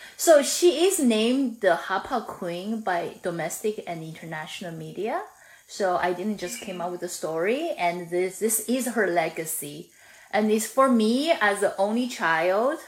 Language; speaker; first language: English; non-native, fluent; Chinese